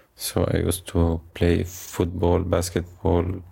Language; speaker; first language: English; non-native, fluent; Arabic